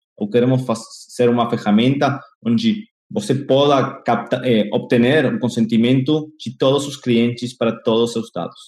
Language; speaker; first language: Portuguese; non-native, fluent; Spanish